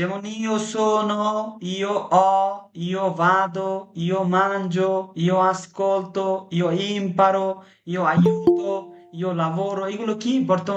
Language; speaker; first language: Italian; non-native, fluent; Bangla